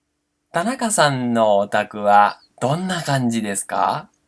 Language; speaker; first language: Japanese; non-native, fluent; Portuguese